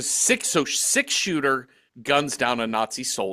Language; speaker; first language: English; native; English